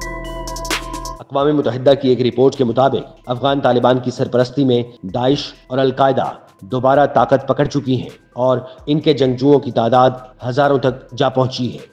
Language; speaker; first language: Urdu; native; Urdu